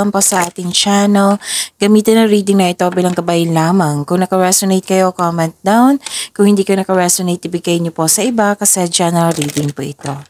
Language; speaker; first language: Filipino; native; Filipino